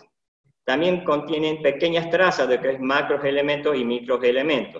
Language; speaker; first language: Spanish; native; Spanish